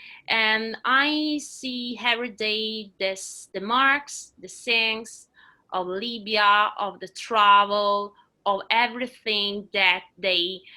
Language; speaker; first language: English; non-native, learner; Italian